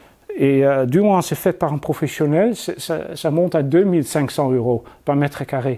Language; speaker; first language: French; non-native, fluent; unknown